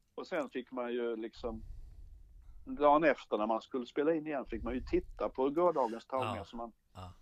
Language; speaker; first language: Swedish; native; Swedish